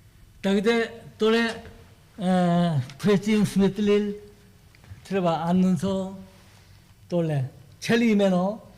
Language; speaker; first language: Czech; non-native, learner; Korean